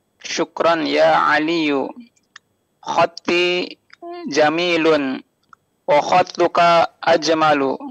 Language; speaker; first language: Arabic; non-native, learner; Indonesian